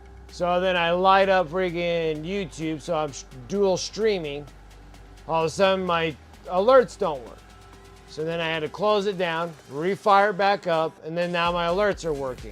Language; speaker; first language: English; native; English